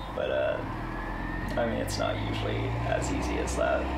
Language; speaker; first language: English; native; English